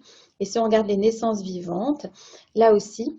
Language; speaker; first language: French; native; French